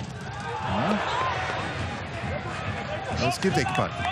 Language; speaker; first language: German; native; German